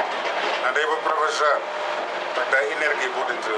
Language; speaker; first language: Russian; non-native, fluent; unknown